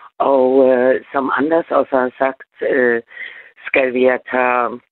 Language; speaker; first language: Danish; non-native, fluent; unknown